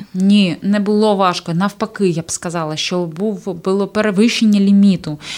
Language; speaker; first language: Ukrainian; native; Ukrainian